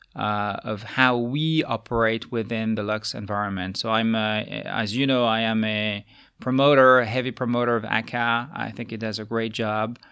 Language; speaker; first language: English; non-native, fluent; French